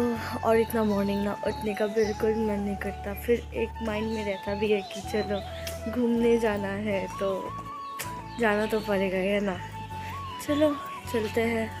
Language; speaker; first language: Hindi; non-native, local second language; Assamese